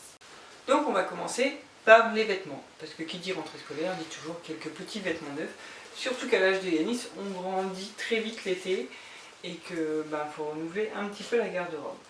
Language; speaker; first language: French; native; French